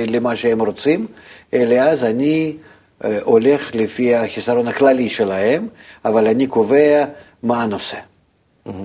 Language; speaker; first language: Hebrew; non-native, fluent; Russian